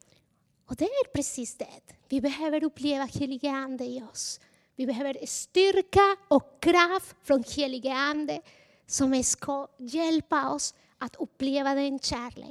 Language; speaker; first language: Swedish; non-native, fluent; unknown